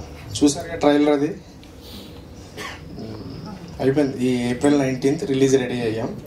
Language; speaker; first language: Telugu; native; Telugu